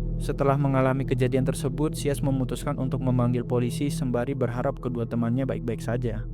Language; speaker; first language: Indonesian; native; Indonesian